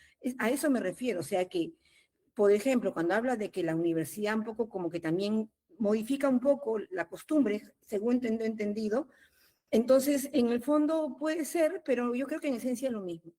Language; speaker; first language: Spanish; native; Spanish